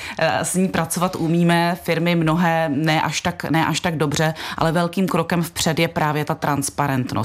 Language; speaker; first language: Czech; native; Czech